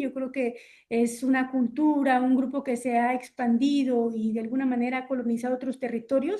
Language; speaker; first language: Spanish; native; Spanish